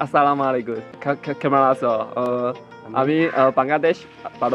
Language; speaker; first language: Bangla; non-native, learner; Chinese